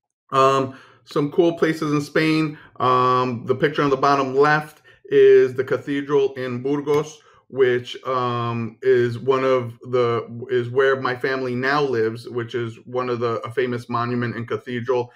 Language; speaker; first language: English; early bilingual, other home language; Spanish